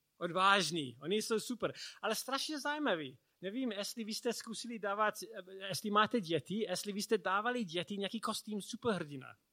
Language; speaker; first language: Czech; non-native, learner; English